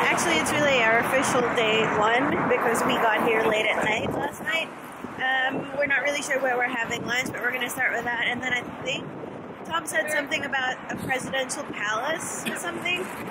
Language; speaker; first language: English; native; English